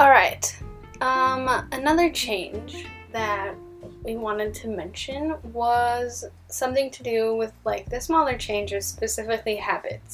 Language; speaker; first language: English; early bilingual, other home language; Hebrew